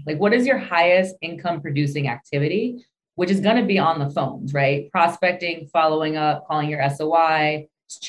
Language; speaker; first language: English; native; English